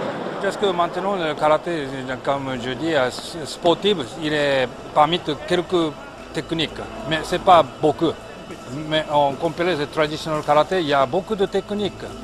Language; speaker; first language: French; non-native, learner; Japanese